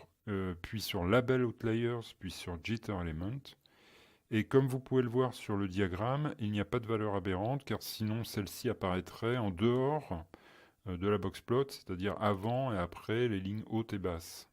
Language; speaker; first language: French; native; French